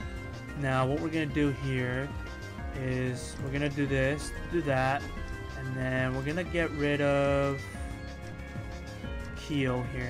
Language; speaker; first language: English; native; English